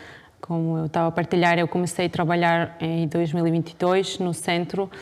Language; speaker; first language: Portuguese; non-native, fluent; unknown